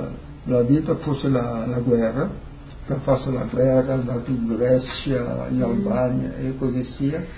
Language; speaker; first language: Italian; early bilingual, heritage; Portuguese